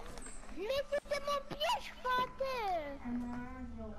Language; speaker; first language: Turkish; early bilingual, heritage; Turkish